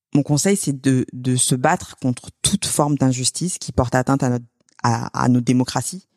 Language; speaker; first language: French; native; French